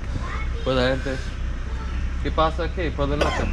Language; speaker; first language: Spanish; non-native, learner; English